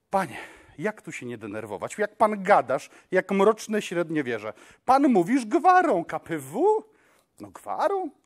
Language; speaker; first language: Polish; non-native, local second language; Kashubian